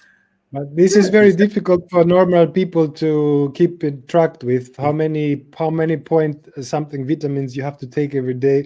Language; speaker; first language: English; non-native, fluent; Greek